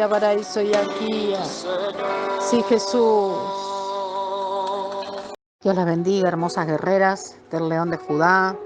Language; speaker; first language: Spanish; native; Spanish